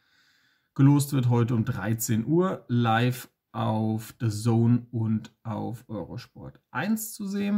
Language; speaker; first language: German; native; German